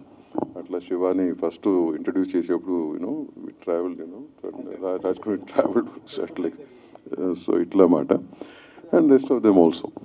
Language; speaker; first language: Telugu; native; Telugu